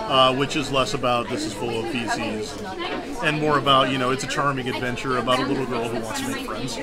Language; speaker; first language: English; native; English